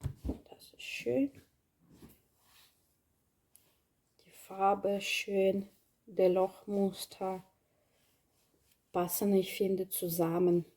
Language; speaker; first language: German; non-native, learner; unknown